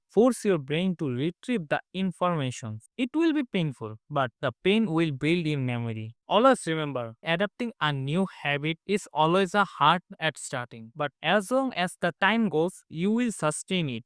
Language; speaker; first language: English; non-native, fluent; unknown